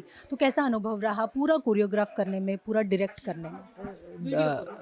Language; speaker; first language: Hindi; native; Hindi